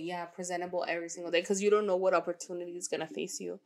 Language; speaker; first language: English; early bilingual, other home language; Spanish